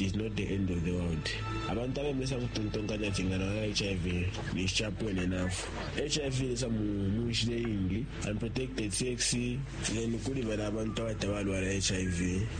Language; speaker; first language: English; non-native, local second language; Bemba